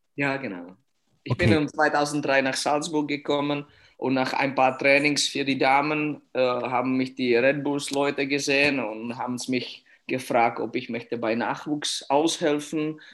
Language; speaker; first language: German; non-native, fluent; Czech